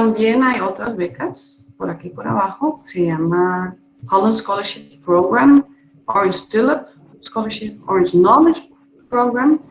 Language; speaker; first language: Spanish; non-native, fluent; Dutch